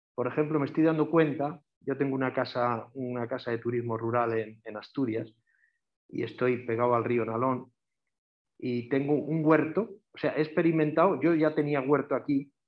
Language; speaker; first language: Spanish; native; Spanish